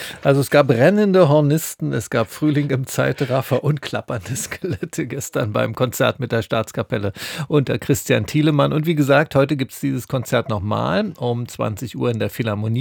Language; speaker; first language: German; native; German